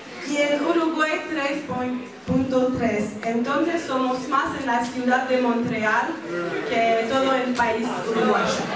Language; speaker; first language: Spanish; non-native, learner; French